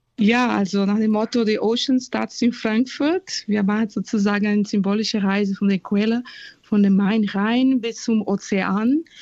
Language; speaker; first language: German; non-native, fluent; Portuguese